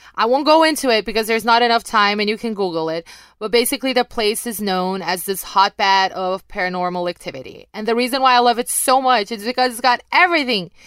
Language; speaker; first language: English; non-native, fluent; Portuguese